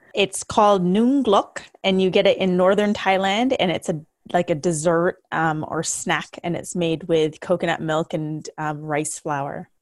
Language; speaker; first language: English; early bilingual, other home language; Hindi